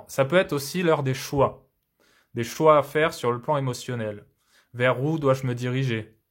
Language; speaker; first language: French; native; French